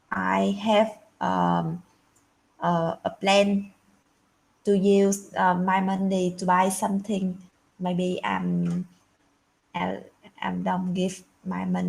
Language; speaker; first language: English; non-native, learner; Vietnamese